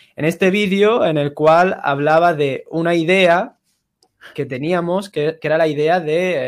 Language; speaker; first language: Spanish; native; Spanish